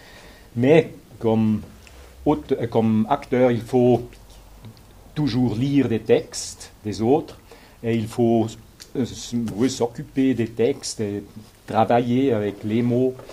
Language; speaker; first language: French; non-native, local second language; German